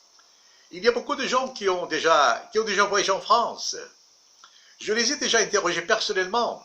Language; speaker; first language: French; non-native, local second language; Arabic